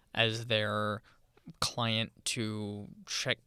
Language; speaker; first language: English; native; English